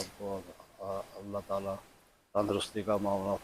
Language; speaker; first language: Hindi; non-native, local second language; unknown